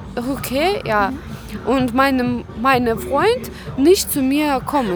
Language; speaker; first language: German; non-native, learner; Russian